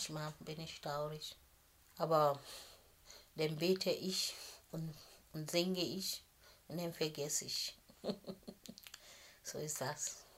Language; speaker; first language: German; non-native, fluent; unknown